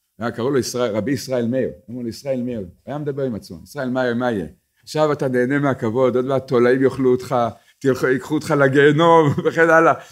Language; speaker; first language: Hebrew; native; Hebrew